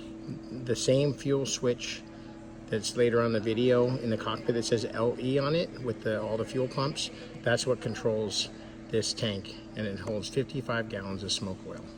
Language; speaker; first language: English; native; English